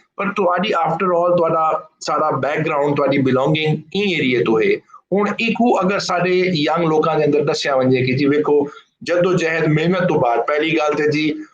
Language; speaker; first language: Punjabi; non-native, local second language; Urdu